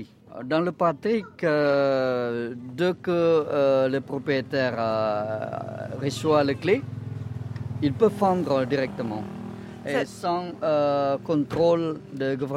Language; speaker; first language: French; non-native, fluent; Indonesian